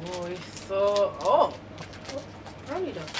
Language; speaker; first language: Japanese; non-native, learner; English